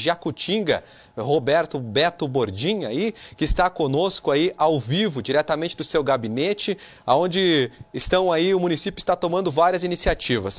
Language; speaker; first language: Portuguese; native; Portuguese